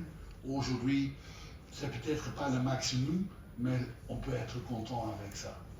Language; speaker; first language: French; non-native, learner; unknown